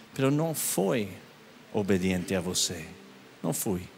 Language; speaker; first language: Portuguese; non-native, learner; English